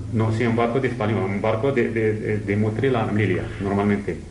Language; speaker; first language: Spanish; non-native, learner; Arabic